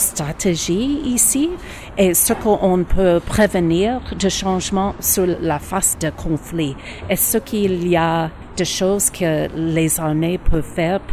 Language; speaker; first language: French; non-native, learner; English